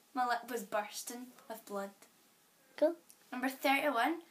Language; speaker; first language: English; native; English